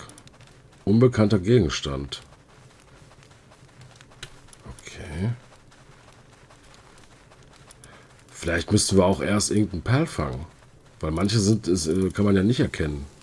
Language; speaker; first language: German; native; German